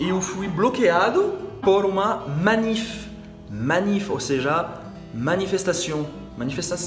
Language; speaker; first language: Portuguese; non-native, fluent; French